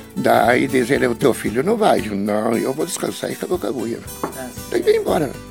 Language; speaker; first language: Portuguese; native; Portuguese